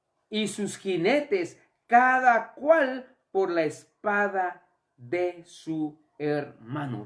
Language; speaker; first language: Spanish; native; Spanish